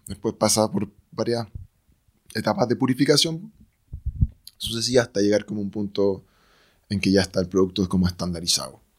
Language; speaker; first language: Spanish; native; Spanish